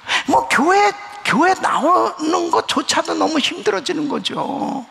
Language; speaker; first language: Korean; native; Korean